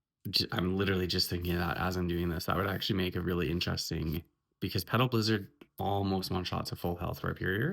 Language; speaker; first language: English; native; English